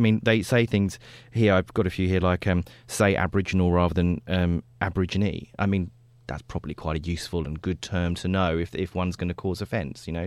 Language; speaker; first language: English; native; English